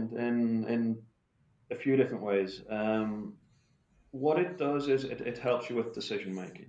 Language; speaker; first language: English; native; English